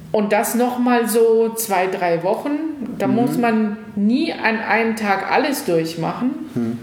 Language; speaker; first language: German; native; German